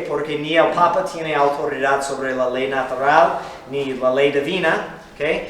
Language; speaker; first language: Spanish; non-native, fluent; English